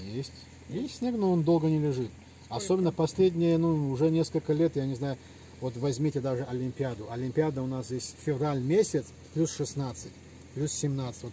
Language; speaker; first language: Russian; non-native, local second language; Adyghe